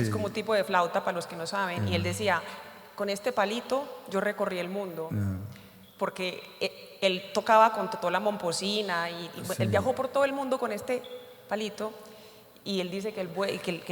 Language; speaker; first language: Spanish; native; Spanish